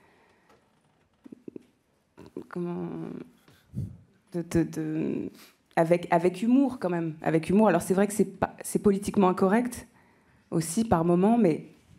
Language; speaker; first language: French; native; French